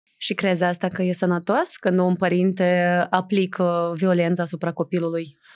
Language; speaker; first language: Romanian; native; Romanian